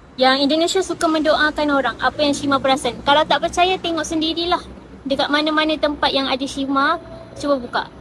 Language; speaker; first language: Malay; native; Malay